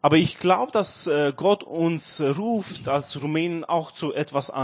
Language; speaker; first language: German; non-native, learner; Romanian